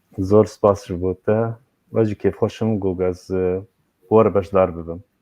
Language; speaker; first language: Kurdish; native; Kurdish